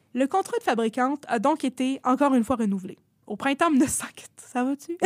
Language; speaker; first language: French; native; French